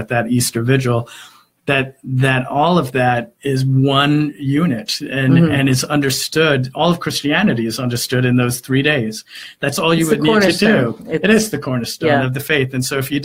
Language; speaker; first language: English; native; English